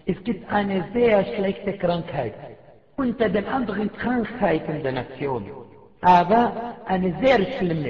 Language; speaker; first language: German; non-native, fluent; Arabic